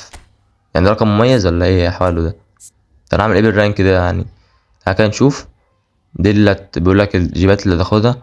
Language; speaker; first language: Arabic; native; Arabic